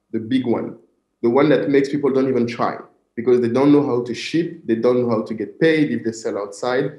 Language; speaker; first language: English; non-native, fluent; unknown